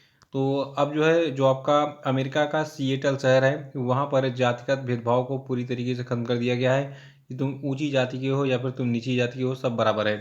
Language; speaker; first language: Hindi; native; Hindi